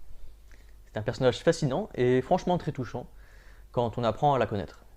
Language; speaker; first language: French; native; French